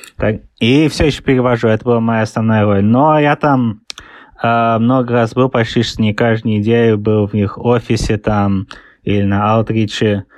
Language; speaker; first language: Russian; early bilingual, heritage; Russian